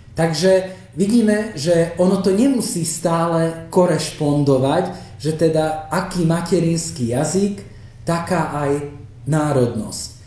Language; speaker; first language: Slovak; native; Slovak